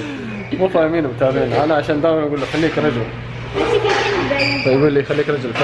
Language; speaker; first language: Arabic; native; Arabic